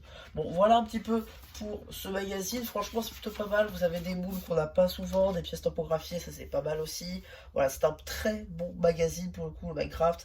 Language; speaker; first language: French; native; French